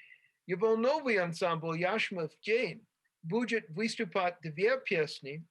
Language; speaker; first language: Russian; non-native, fluent; English